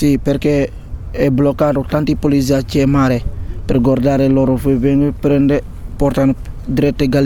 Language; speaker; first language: Italian; non-native, learner; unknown